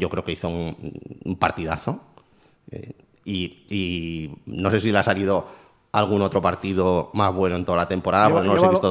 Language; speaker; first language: Spanish; native; Spanish